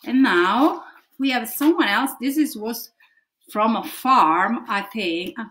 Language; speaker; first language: English; non-native, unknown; Italian